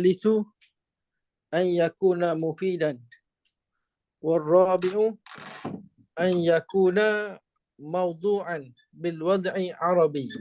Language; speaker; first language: Arabic; non-native, fluent; Malay